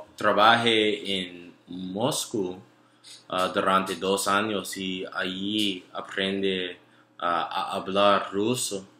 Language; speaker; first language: Spanish; non-native, learner; English